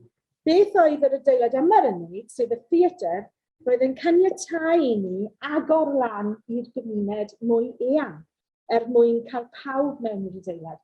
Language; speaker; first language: Welsh; non-native, local second language; English